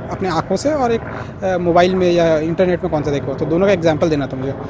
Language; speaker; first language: Hindi; native; Hindi